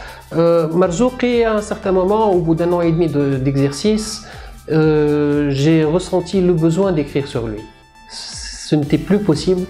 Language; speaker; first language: French; non-native, local second language; Arabic